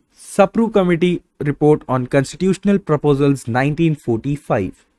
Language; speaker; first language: English; non-native, local second language; Bangla